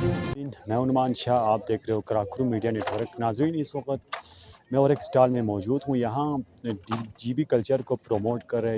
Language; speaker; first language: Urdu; non-native, local second language; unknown